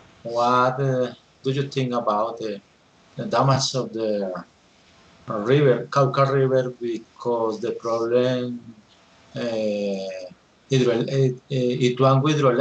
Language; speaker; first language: English; non-native, learner; Spanish